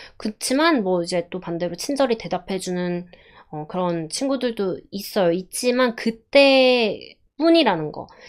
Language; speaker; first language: Korean; native; Korean